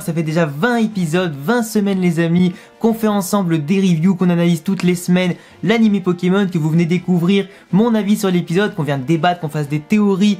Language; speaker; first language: French; native; French